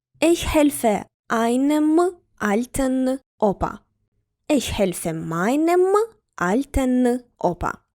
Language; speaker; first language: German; non-native, fluent; Ukrainian